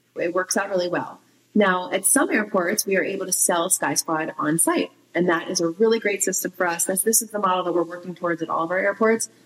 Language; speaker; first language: English; native; English